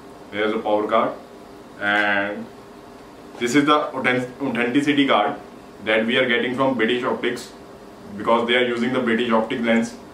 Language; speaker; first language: English; non-native, local second language; Punjabi